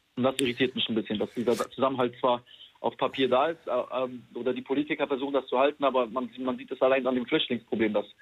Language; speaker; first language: German; non-native, fluent; Polish